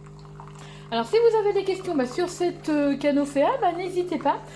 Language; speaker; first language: French; native; French